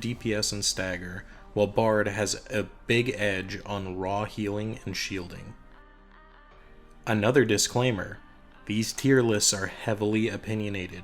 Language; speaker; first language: English; native; English